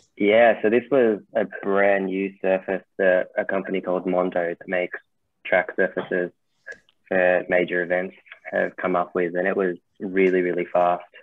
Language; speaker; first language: English; native; English